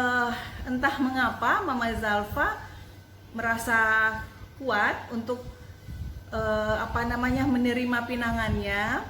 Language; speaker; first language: Indonesian; native; Indonesian